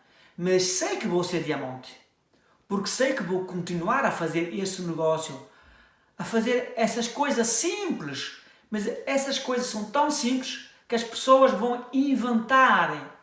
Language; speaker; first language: Portuguese; early bilingual, heritage; French